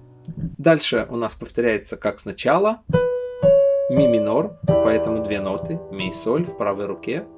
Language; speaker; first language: Russian; native; Russian